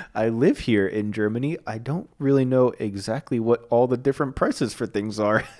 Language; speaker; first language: English; native; English